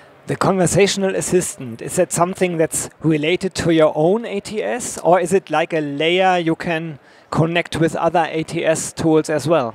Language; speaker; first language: English; non-native, fluent; German